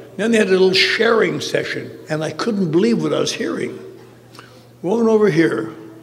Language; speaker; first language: English; native; English